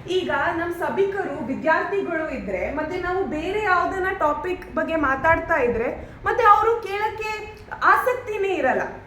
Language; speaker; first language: Kannada; non-native, learner; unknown